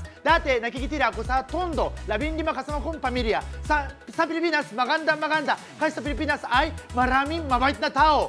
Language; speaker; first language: Filipino; non-native, fluent; Japanese